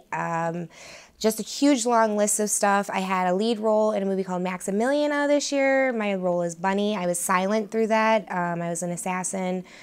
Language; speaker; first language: English; native; English